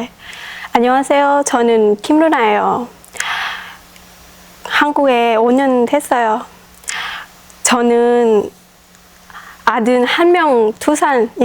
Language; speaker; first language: Korean; non-native, learner; Thai